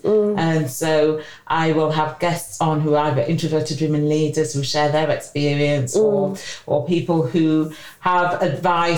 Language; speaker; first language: English; native; English